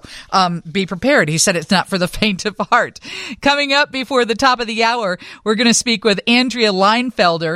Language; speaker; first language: English; native; English